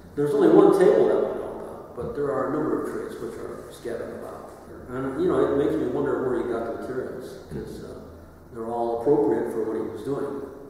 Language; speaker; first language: English; native; English